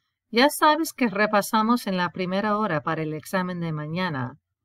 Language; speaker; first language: Spanish; non-native, fluent; English